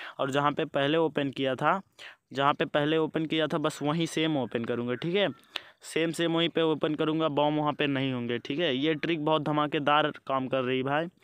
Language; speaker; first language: Hindi; native; Hindi